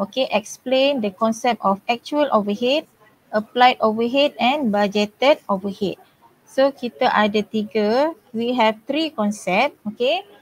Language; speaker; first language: English; non-native, local second language; Malay